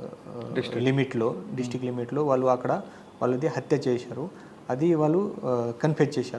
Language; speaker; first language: Telugu; non-native, learner; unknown